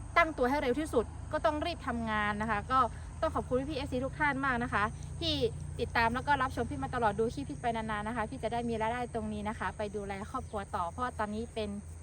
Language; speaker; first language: Thai; native; Thai